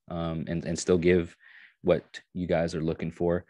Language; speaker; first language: English; native; English